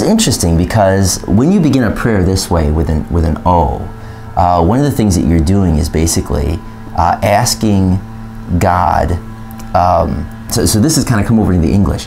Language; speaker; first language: English; native; English